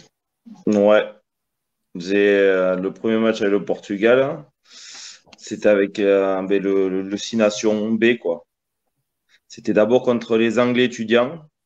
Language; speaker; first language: French; early bilingual, other home language; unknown